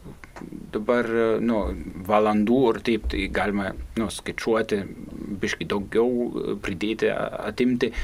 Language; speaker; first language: Lithuanian; non-native, fluent; German